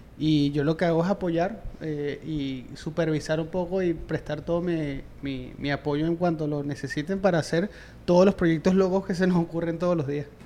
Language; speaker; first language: Spanish; native; Spanish